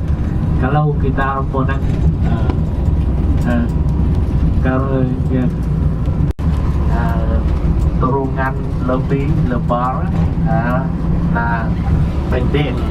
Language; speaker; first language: Indonesian; non-native, learner; Vietnamese